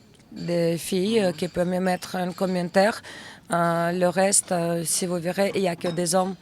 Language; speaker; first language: French; non-native, learner; Russian